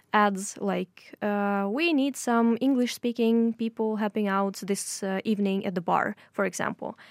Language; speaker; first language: English; non-native, fluent; Russian